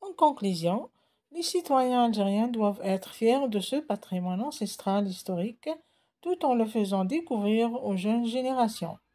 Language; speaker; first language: French; non-native, local second language; Arabic